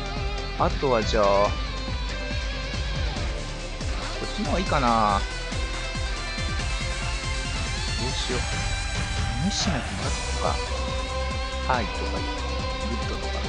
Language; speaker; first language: Japanese; native; Japanese